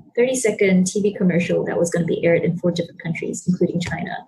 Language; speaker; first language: English; non-native, local second language; Chinese